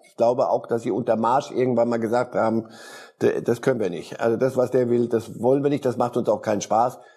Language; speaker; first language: German; early bilingual, other home language; Polish